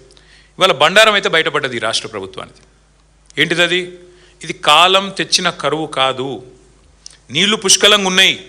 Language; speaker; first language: Telugu; native; Telugu